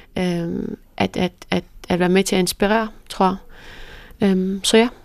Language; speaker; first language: Danish; early bilingual, other home language; Persian